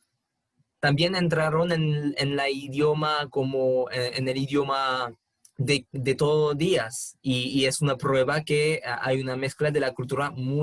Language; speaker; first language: Spanish; non-native, fluent; French